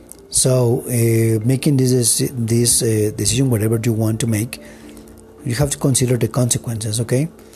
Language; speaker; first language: English; non-native, fluent; Spanish